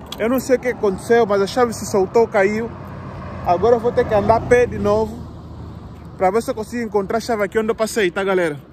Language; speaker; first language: Portuguese; native; Portuguese